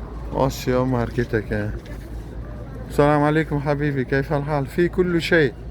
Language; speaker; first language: Arabic; non-native, learner; Uzbek